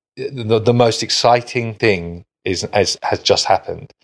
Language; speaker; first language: English; native; English